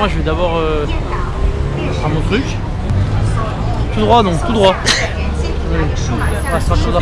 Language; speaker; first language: French; native; French